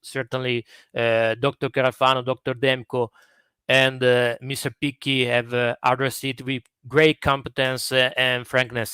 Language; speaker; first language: English; non-native, fluent; Italian